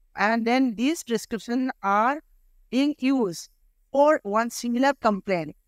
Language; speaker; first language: English; non-native, local second language; Manipuri